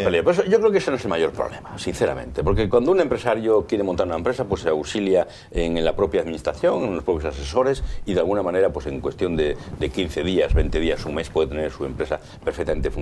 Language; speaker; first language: Spanish; native; Spanish